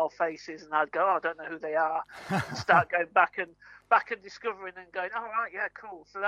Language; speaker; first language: English; native; English